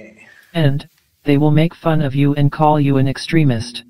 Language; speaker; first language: English; non-native, fluent; Italian